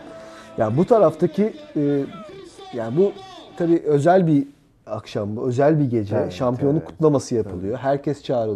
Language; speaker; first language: Turkish; native; Turkish